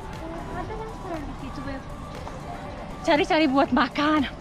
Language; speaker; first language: Indonesian; non-native, learner; English